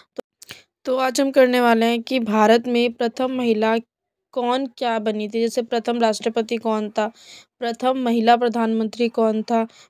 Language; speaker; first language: Hindi; native; Hindi